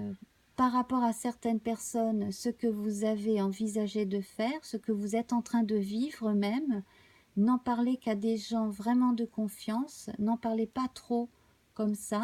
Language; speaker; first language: French; native; French